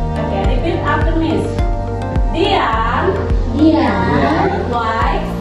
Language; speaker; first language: English; non-native, fluent; Indonesian